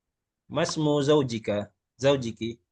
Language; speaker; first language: Arabic; non-native, fluent; Malay